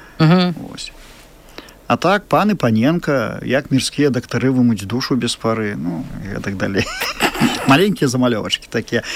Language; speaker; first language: Belarusian; native; Belarusian